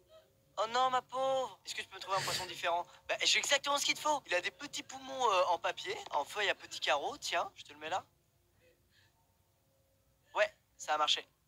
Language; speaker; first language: French; native; French